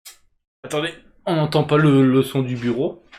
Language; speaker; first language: French; native; French